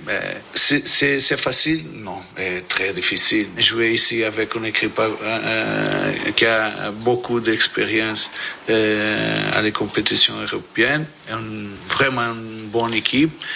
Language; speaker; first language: French; non-native, learner; Portuguese